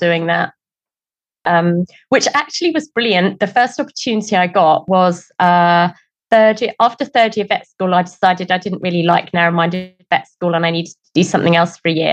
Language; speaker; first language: English; native; English